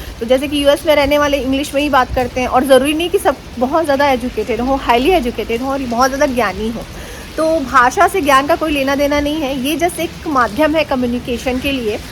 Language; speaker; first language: Hindi; native; Hindi